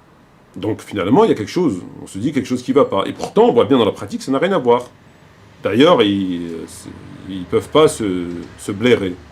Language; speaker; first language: French; native; French